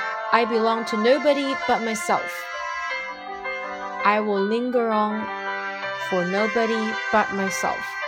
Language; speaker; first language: English; non-native, fluent; Chinese